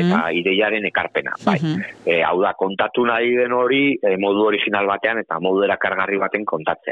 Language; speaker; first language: Basque; native; Basque